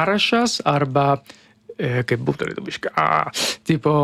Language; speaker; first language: Lithuanian; non-native, learner; Italian